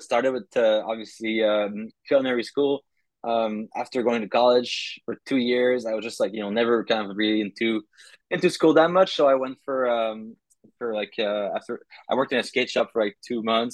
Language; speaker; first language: English; non-native, fluent; French